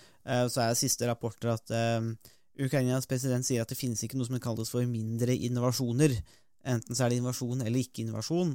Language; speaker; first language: Norwegian; native; Norwegian